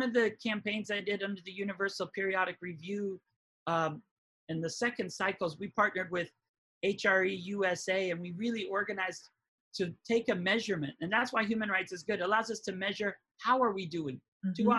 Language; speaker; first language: English; native; English